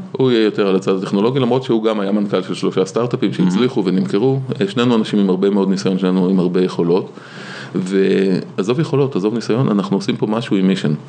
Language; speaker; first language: Hebrew; native; Hebrew